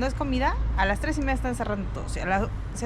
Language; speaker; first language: Spanish; native; Spanish